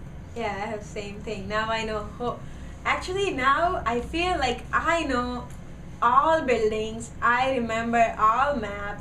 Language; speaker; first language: English; non-native, learner; Gujarati